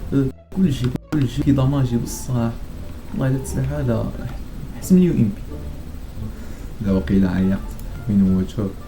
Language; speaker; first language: Arabic; native; Arabic